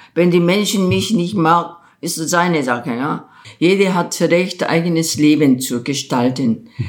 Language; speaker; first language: German; non-native, fluent; Korean